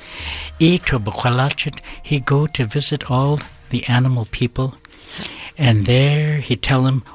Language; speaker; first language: English; native; English